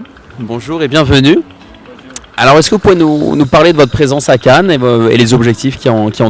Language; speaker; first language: French; native; French